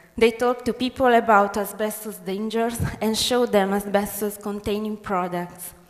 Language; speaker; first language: English; non-native, fluent; Italian